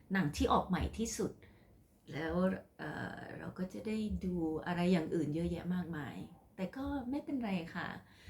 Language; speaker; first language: Thai; non-native, local second language; Khmer